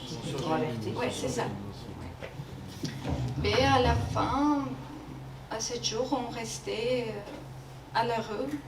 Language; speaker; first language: French; non-native, learner; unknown